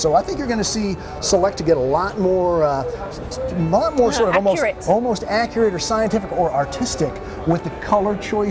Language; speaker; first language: English; native; English